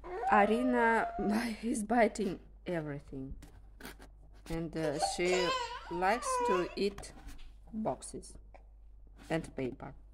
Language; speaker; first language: English; non-native, learner; Russian